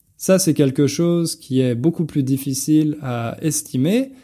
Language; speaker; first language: French; native; French